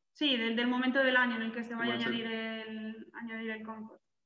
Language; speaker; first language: Spanish; native; Spanish